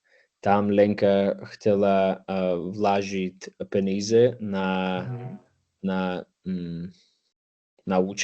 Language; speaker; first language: Czech; non-native, learner; English